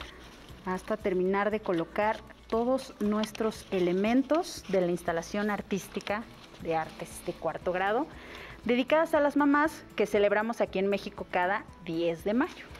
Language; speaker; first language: Spanish; native; Spanish